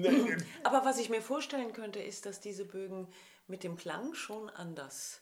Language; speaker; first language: German; native; German